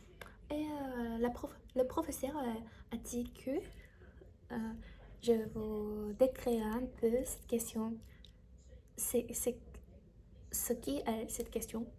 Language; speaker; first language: French; non-native, learner; Chinese